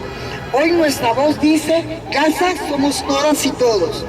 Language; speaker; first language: Spanish; native; Spanish